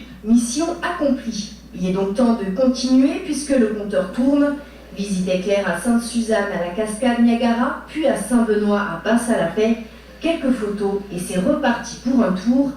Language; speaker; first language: French; native; French